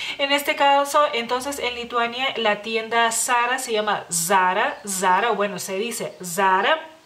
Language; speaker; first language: Spanish; non-native, fluent; Lithuanian